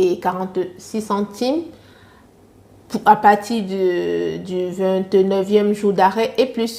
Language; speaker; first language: French; native; French